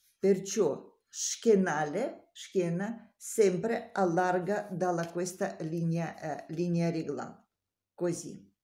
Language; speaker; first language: Italian; non-native, learner; Russian